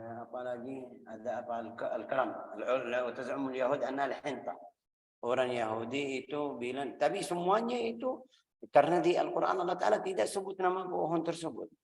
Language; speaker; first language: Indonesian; non-native, fluent; Arabic